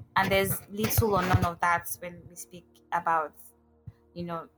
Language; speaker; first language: English; non-native, local second language; Igbo